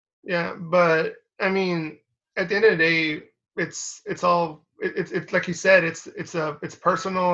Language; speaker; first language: English; early bilingual, other home language; Spanish